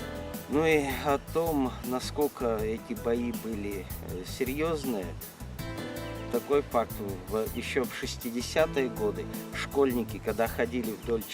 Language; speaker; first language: Russian; native; Russian